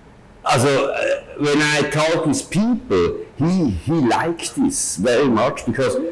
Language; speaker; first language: English; non-native, learner; German